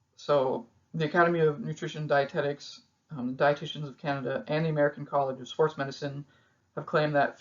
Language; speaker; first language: English; native; English